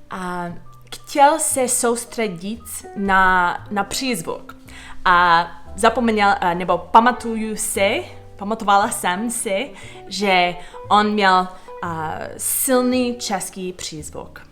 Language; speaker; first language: Czech; non-native, fluent; English